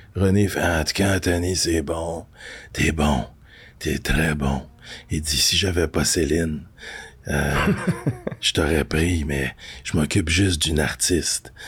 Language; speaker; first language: French; native; French